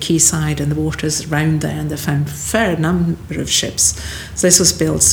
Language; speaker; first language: English; non-native, fluent; Swedish